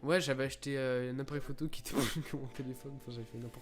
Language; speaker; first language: French; native; French